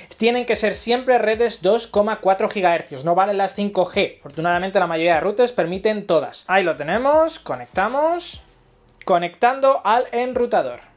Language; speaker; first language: Spanish; native; Spanish